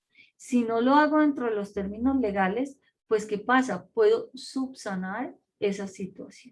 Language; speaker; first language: Spanish; native; Spanish